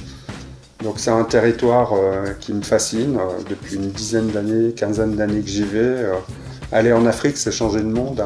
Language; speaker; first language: French; native; French